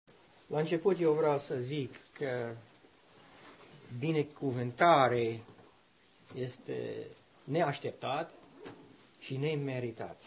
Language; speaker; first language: Romanian; non-native, learner; English